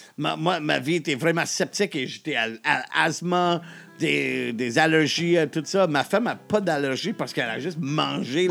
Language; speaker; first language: French; non-native, learner; English